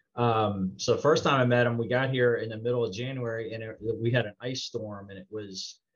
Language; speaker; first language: English; native; English